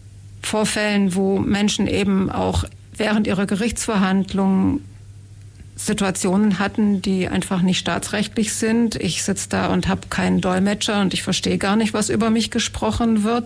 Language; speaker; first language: German; native; German